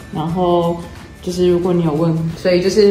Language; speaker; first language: Chinese; native; Chinese